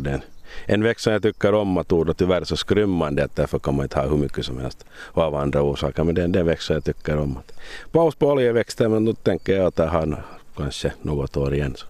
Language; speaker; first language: Swedish; native; Swedish